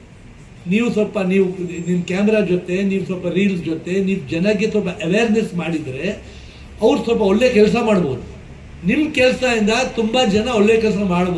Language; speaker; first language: Kannada; non-native, local second language; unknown